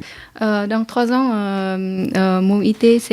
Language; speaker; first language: French; non-native, learner; Vietnamese